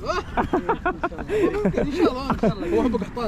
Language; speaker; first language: Arabic; non-native, learner; Bangla